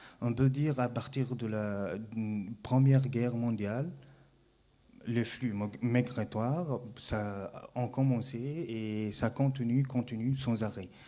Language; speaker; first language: French; non-native, fluent; Arabic